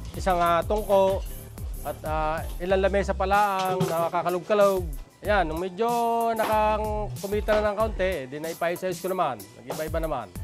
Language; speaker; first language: Filipino; native; Filipino